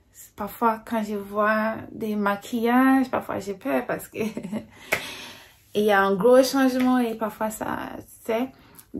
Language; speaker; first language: French; non-native, fluent; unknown